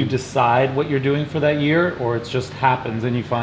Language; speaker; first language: English; native; English